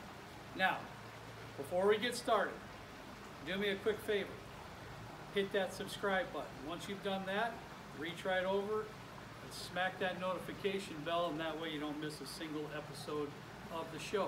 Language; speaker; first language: English; native; English